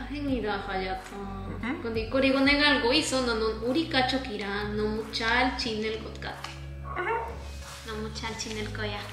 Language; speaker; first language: Korean; non-native, learner; Spanish